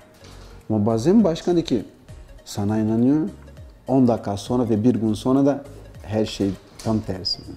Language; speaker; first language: Turkish; non-native, learner; Portuguese